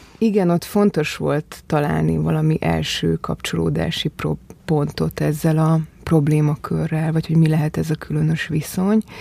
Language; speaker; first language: Hungarian; native; Hungarian